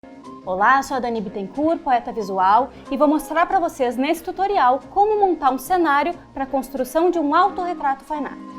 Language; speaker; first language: Portuguese; native; Portuguese